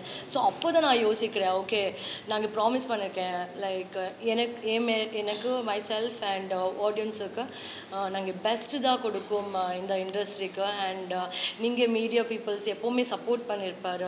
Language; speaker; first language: Tamil; non-native, learner; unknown